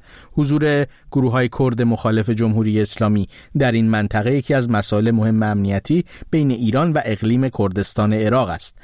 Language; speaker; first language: Persian; native; Persian